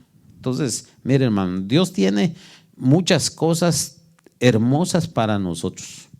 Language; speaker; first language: Spanish; native; Spanish